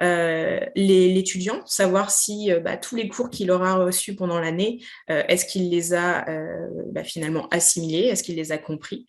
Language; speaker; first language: French; native; French